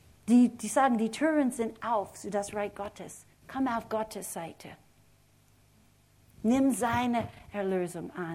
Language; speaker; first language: German; non-native, fluent; English